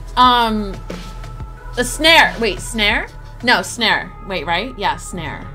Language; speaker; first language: English; native; English